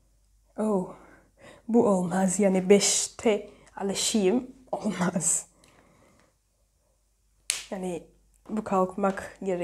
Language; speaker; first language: Turkish; non-native, learner; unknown